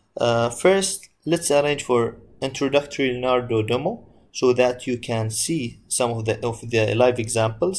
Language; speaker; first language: English; non-native, fluent; Arabic